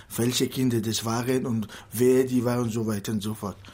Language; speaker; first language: German; non-native, fluent; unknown